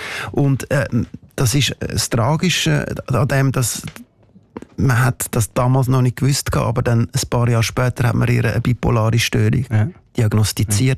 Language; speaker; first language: German; native; German